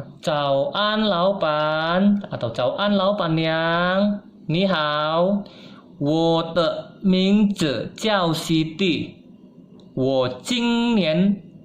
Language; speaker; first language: Chinese; non-native, fluent; Indonesian